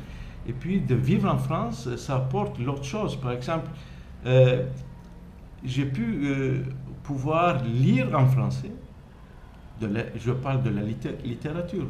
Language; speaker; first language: French; non-native, fluent; Turkish